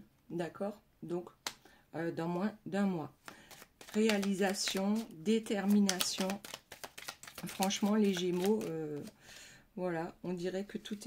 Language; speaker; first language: French; native; French